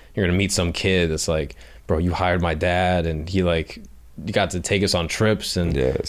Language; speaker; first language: English; native; English